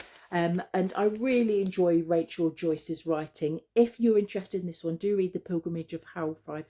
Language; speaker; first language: English; native; English